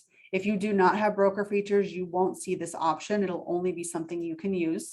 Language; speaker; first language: English; native; English